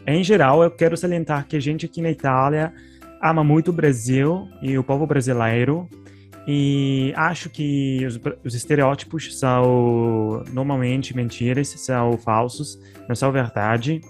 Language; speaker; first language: Portuguese; non-native, fluent; Italian